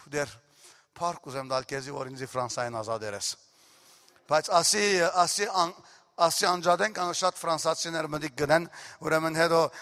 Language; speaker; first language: Armenian; early bilingual, heritage; Armenian